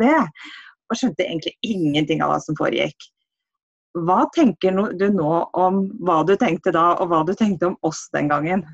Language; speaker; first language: Norwegian; native; Norwegian